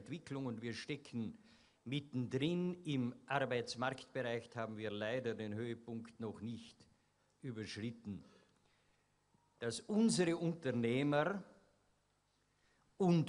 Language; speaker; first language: German; native; German